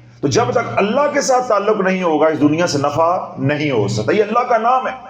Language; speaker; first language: Urdu; non-native, local second language; Punjabi